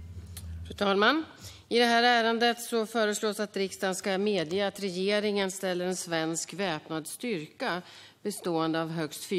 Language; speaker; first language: Swedish; native; Swedish